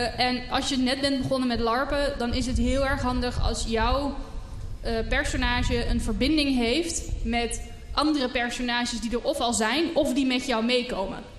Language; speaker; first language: Dutch; native; Dutch